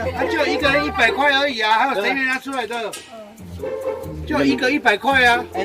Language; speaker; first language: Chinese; non-native, fluent; Filipino